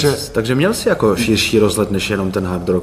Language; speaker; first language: Czech; native; Czech